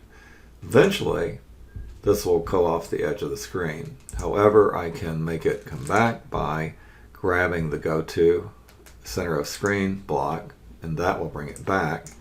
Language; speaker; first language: English; native; English